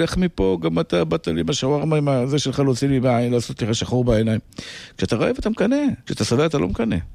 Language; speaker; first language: Hebrew; native; Hebrew